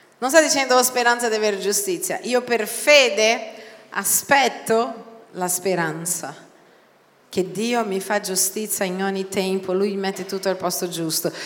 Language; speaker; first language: Italian; non-native, fluent; Portuguese